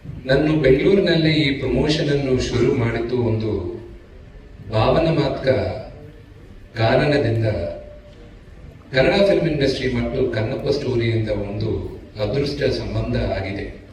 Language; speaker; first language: Kannada; non-native, local second language; Telugu